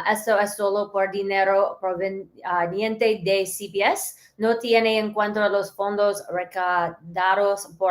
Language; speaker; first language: Spanish; early bilingual, heritage; English